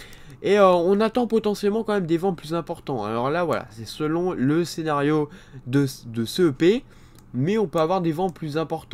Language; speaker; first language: French; native; French